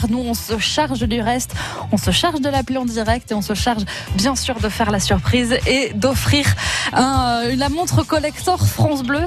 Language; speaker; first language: French; native; French